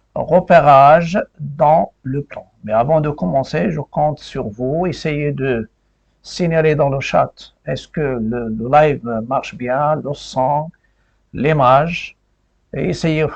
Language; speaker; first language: French; non-native, local second language; Arabic